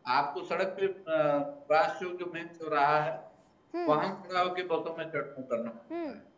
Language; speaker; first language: Hindi; native; Hindi